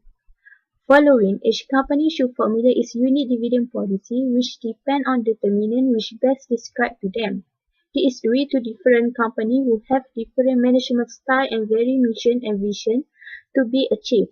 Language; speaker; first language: English; non-native, learner; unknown